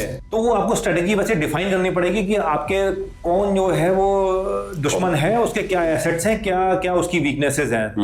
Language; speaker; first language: Hindi; native; Hindi